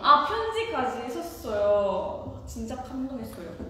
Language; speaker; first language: Korean; non-native, fluent; Indonesian